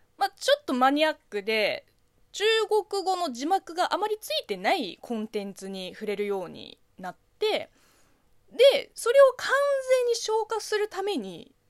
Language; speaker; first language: Japanese; non-native, fluent; Chinese